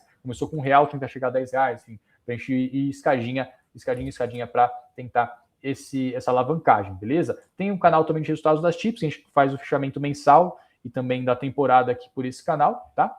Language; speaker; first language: Portuguese; native; Portuguese